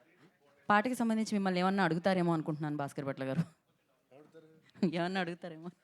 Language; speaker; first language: Telugu; native; Telugu